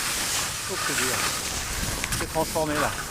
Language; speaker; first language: French; native; French